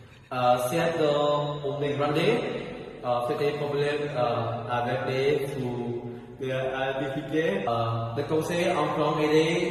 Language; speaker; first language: French; non-native, learner; Vietnamese